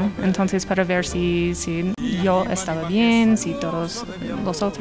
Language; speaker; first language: Spanish; non-native, learner; English